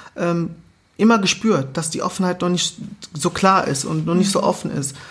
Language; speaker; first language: German; early bilingual, other home language; Portuguese